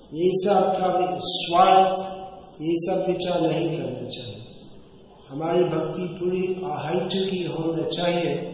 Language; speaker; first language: Hindi; non-native, fluent; English